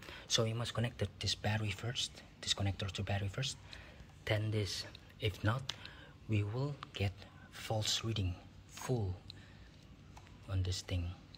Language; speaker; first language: English; non-native, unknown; Indonesian